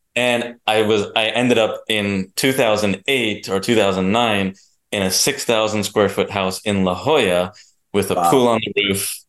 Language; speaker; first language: English; native; English